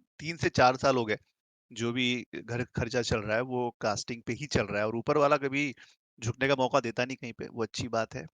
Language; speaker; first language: Hindi; native; Hindi